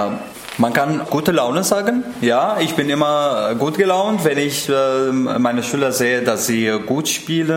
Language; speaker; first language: German; non-native, fluent; Arabic